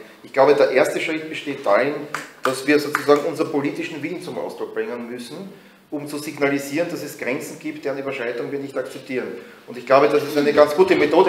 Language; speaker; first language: German; native; German